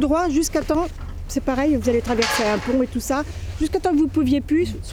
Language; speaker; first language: French; native; French